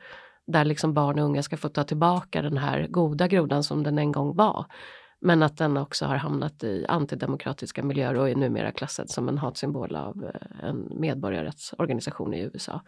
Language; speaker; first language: Swedish; native; Swedish